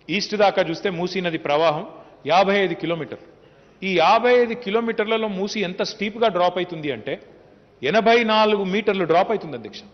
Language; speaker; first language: Hindi; non-native, local second language; Telugu